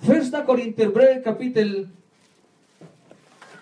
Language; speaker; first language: Swedish; non-native, learner; Spanish